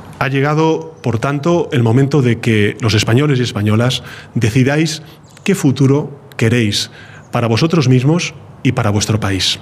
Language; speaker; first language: Spanish; native; Spanish